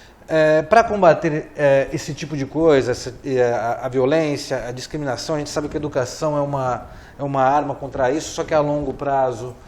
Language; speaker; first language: Portuguese; native; Portuguese